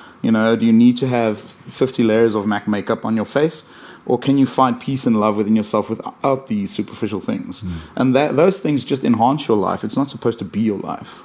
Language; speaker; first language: English; non-native, local second language; Afrikaans